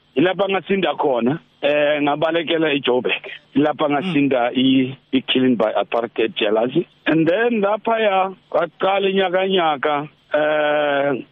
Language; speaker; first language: Zulu; non-native, local second language; Tsonga